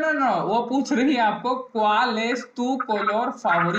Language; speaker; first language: Spanish; non-native, learner; Hindi